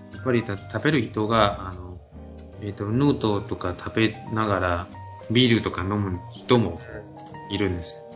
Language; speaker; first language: Japanese; non-native, fluent; Chinese